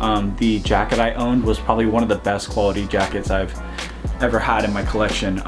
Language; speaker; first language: English; native; English